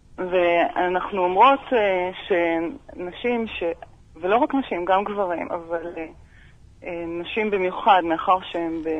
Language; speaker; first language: Hebrew; native; Hebrew